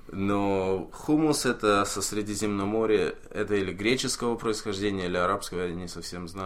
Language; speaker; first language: Russian; early bilingual, heritage; Russian